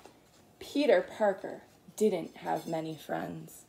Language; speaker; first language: English; native; English